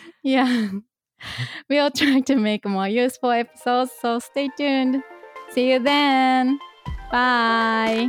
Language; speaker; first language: English; non-native, fluent; Japanese